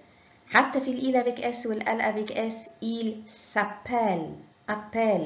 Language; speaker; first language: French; non-native, fluent; Arabic